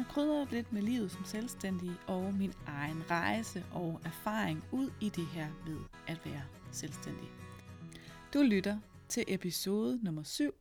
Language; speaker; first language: Danish; native; Danish